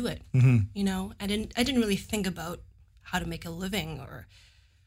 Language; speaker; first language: English; native; English